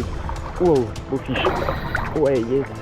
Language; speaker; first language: French; native; French